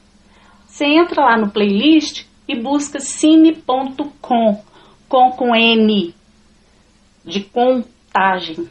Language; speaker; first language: Portuguese; native; Portuguese